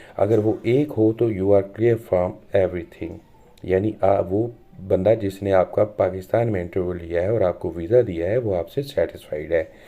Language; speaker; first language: Urdu; non-native, local second language; Punjabi